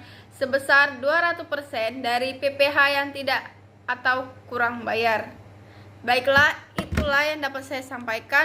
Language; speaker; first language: Indonesian; native; Indonesian